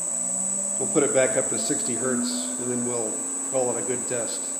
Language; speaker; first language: English; native; English